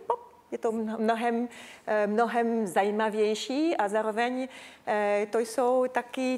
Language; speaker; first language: Czech; non-native, learner; French